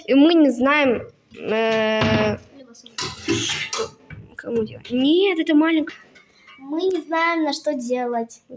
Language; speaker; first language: Russian; non-native, local second language; Kazakh